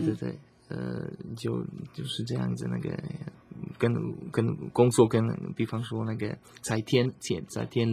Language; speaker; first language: Chinese; non-native, learner; Slovak